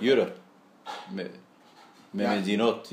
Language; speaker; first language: Hebrew; non-native, learner; English